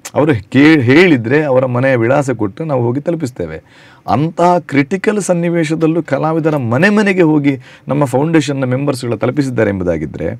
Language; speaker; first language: Kannada; native; Kannada